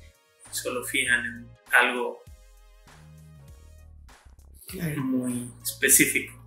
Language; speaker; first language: Spanish; non-native, fluent; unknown